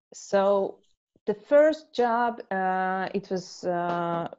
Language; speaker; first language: English; non-native, fluent; Hungarian